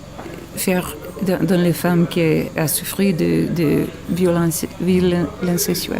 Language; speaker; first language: French; non-native, learner; English